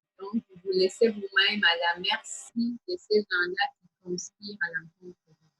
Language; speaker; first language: French; native; French